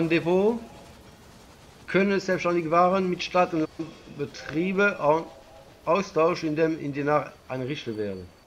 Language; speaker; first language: German; non-native, learner; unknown